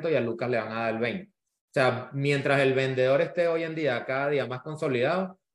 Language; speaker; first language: Spanish; native; Spanish